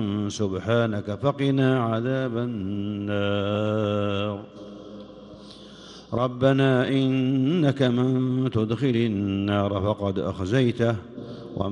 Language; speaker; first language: Arabic; native; Arabic